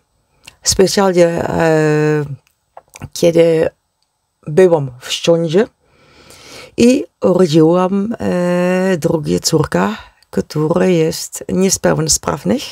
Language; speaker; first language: Polish; non-native, learner; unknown